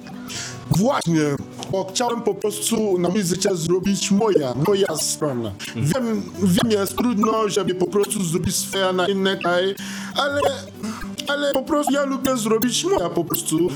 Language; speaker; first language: Polish; non-native, learner; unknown